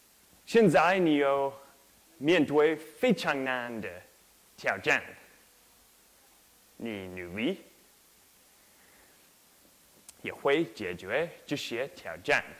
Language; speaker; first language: Chinese; non-native, learner; English